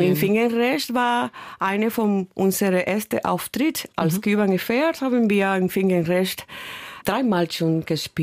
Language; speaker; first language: German; non-native, learner; Spanish